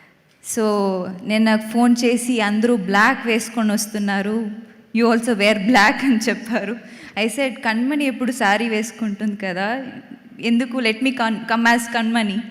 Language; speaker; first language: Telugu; non-native, local second language; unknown